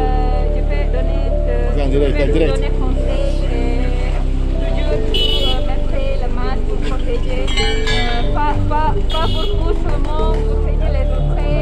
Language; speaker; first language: French; non-native, learner; Indonesian